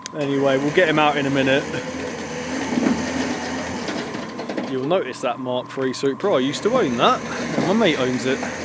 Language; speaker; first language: English; native; English